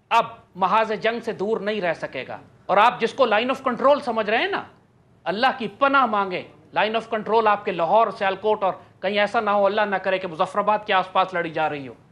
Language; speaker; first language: Urdu; native; Urdu